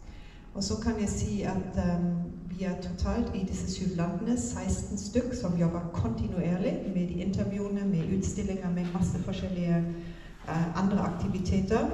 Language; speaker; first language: Norwegian; non-native, fluent; German